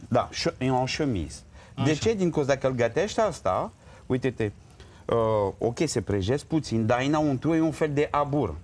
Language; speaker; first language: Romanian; non-native, learner; French